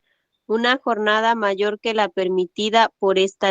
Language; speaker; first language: Spanish; native; Spanish